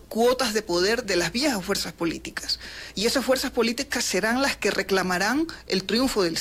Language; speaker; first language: Spanish; native; Spanish